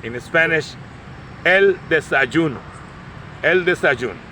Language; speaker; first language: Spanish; non-native, fluent; Urdu